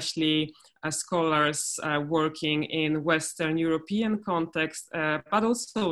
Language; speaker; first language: English; non-native, fluent; Polish